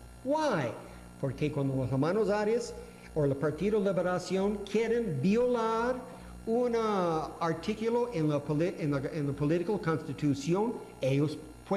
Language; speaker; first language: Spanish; non-native, learner; English